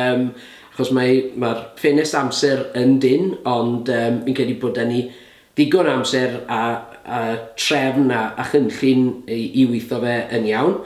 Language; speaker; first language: Welsh; native; Welsh